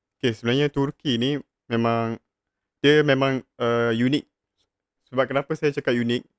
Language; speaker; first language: Malay; native; Malay